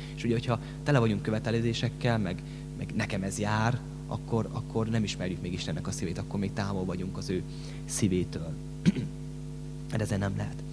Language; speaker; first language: Hungarian; native; Hungarian